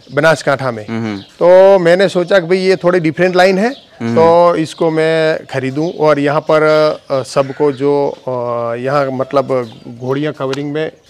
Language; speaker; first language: Hindi; non-native, local second language; Gujarati